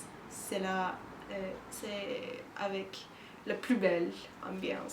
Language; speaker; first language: French; non-native, learner; Turkish